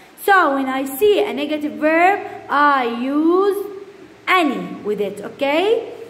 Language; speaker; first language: English; non-native, fluent; Arabic